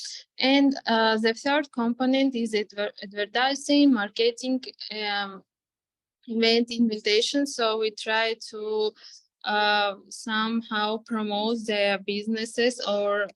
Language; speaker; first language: English; non-native, fluent; Armenian